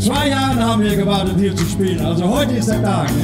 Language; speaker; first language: German; non-native, fluent; Dutch